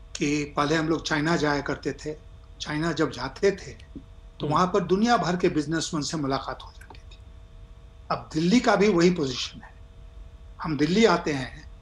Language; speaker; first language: Hindi; native; Hindi